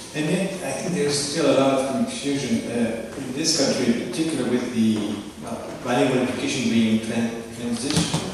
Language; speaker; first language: English; non-native, fluent; French